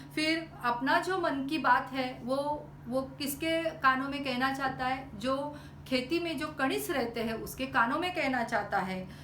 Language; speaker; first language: Hindi; non-native, local second language; Marathi